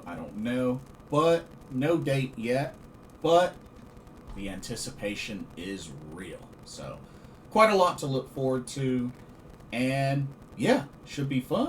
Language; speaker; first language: English; native; English